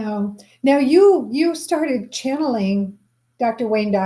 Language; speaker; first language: English; native; English